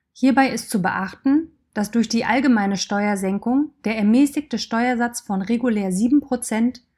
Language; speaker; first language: German; native; German